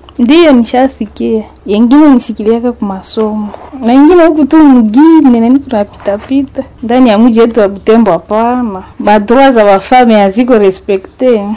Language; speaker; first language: Swahili; non-native, local second language; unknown